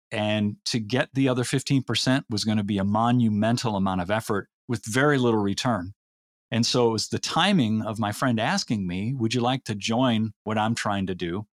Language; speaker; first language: English; native; English